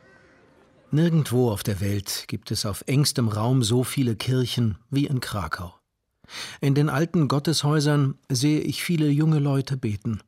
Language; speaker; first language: German; native; German